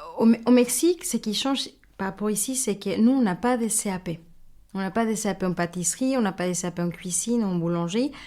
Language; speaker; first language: French; non-native, fluent; Spanish